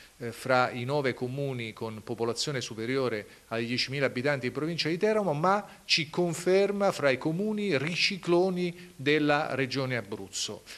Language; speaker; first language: Italian; native; Italian